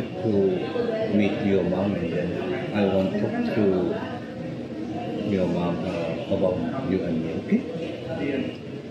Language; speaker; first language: English; non-native, learner; Korean